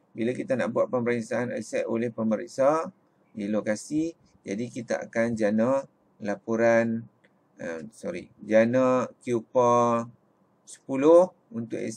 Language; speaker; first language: Malay; native; Malay